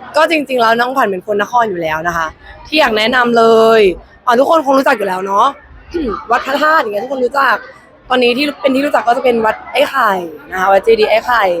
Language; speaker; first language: Thai; native; Thai